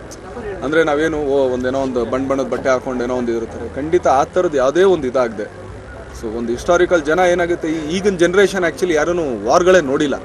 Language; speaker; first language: Kannada; native; Kannada